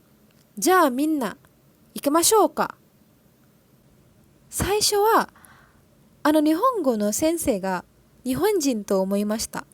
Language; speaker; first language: Japanese; non-native, learner; Malay